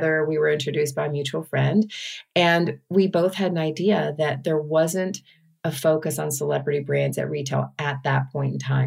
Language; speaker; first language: English; native; English